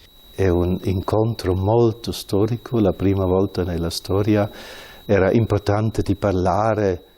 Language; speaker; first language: Italian; non-native, fluent; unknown